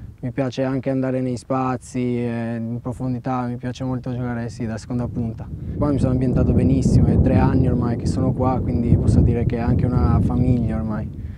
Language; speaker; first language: Italian; early bilingual, other home language; Albanian